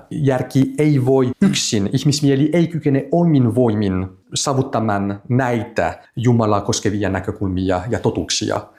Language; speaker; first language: Finnish; non-native, fluent; French